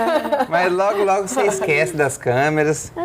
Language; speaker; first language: Portuguese; native; Portuguese